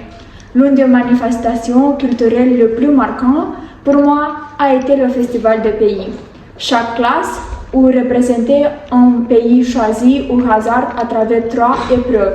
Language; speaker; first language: French; non-native, learner; Romanian